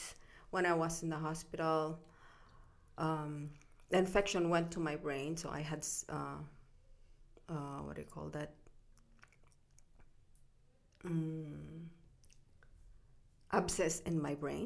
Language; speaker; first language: English; non-native, local second language; Filipino